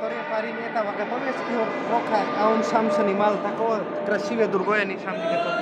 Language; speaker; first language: Russian; non-native, learner; Hindi